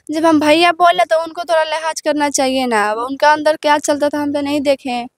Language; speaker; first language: Hindi; native; Hindi